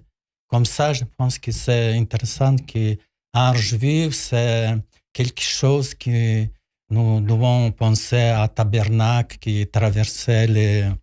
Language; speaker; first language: French; non-native, learner; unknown